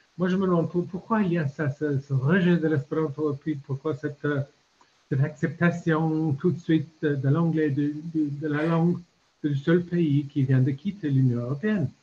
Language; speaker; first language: French; non-native, fluent; English